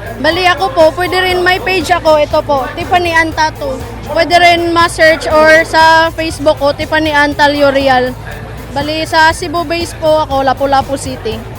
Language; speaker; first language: Filipino; non-native, local second language; Cebuano